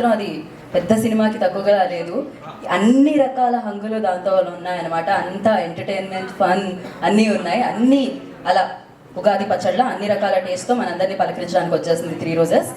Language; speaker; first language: Telugu; native; Telugu